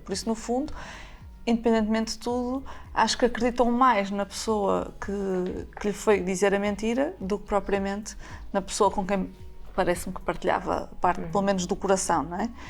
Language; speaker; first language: Portuguese; native; Portuguese